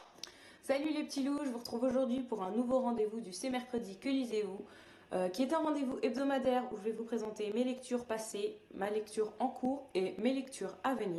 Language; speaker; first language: French; native; French